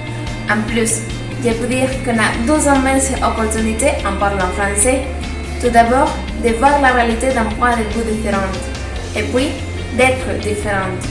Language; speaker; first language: French; non-native, fluent; Spanish